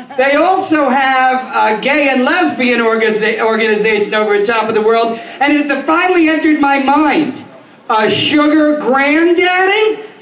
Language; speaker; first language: English; native; English